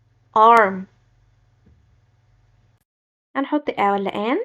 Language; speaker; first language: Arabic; native; Arabic